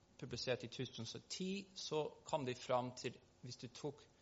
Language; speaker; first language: Norwegian; non-native, fluent; English